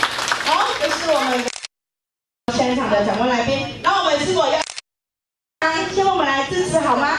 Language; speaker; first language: Chinese; native; Chinese